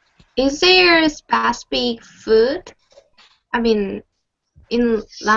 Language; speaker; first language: English; non-native, learner; Korean